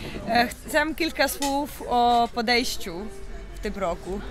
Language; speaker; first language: Polish; non-native, learner; Ukrainian